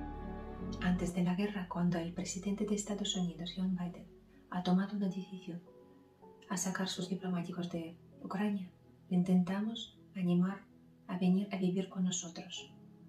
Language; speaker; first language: Spanish; non-native, fluent; Ukrainian